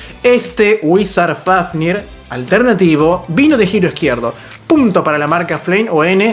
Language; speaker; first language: Spanish; native; Spanish